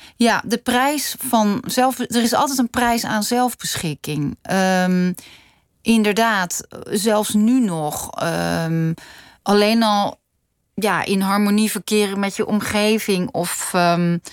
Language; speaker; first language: Dutch; native; Dutch